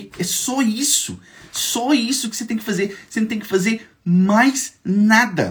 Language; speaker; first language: Portuguese; native; Portuguese